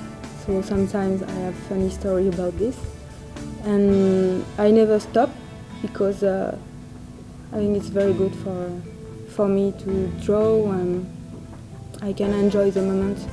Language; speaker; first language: English; non-native, learner; French